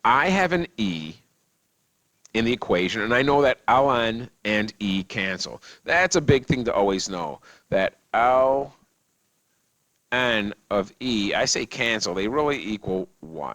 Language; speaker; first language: English; native; English